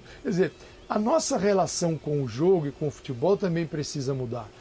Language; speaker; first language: Portuguese; native; Portuguese